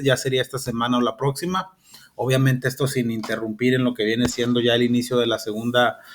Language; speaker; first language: Spanish; native; Spanish